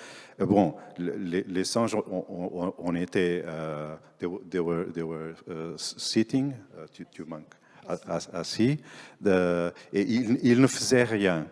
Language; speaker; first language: French; non-native, fluent; Portuguese